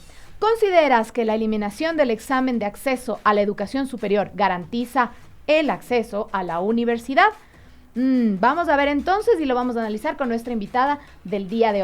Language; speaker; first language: Spanish; native; Spanish